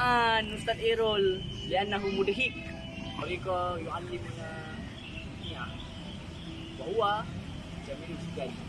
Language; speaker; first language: Arabic; non-native, learner; Indonesian